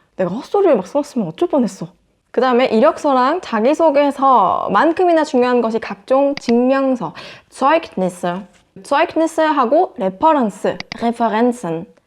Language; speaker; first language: Korean; native; Korean